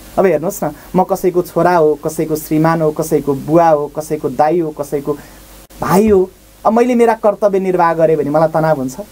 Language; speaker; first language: Nepali; native; Nepali